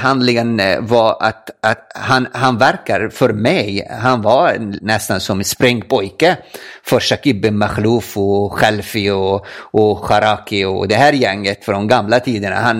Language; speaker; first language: Swedish; non-native, fluent; Arabic